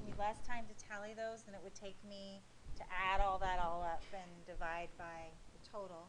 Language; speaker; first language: English; native; English